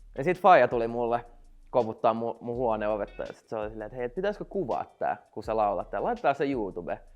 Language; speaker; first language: Finnish; non-native, local second language; Swedish